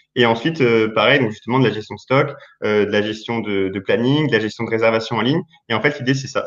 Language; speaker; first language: French; native; French